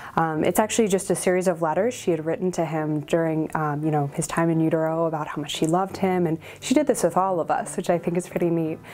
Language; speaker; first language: English; native; English